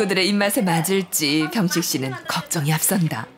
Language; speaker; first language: Korean; native; Korean